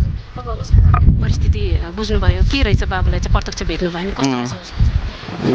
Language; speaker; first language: Nepali; native; Nepali